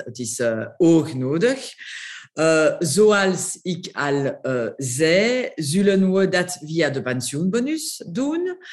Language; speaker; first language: Dutch; non-native, local second language; French